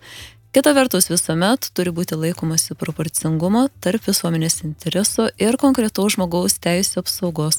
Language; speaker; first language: Lithuanian; native; Lithuanian